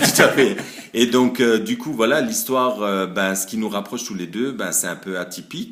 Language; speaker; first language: French; native; French